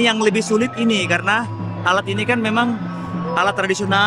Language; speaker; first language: Indonesian; native; Indonesian